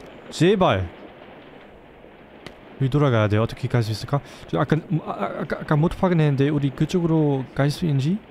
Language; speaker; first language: Korean; non-native, fluent; German